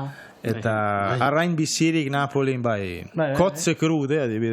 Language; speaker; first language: Basque; non-native, fluent; Italian